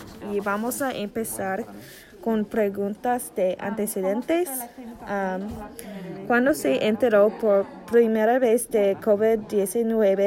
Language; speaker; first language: Spanish; non-native, learner; English